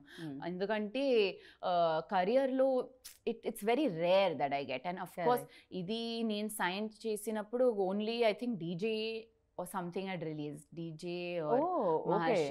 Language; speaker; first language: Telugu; non-native, learner; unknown